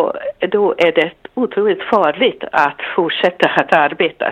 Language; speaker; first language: Swedish; non-native, fluent; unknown